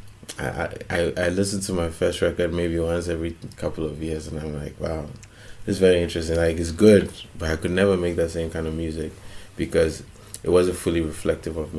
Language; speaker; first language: English; non-native, local second language; Akan